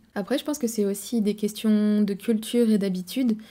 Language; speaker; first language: French; native; French